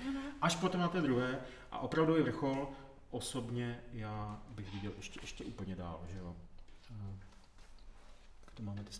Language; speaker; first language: Czech; native; Czech